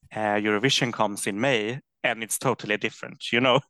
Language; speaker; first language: English; non-native, fluent; Swedish